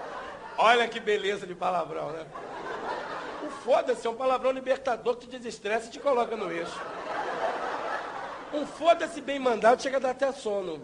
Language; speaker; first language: Portuguese; native; Portuguese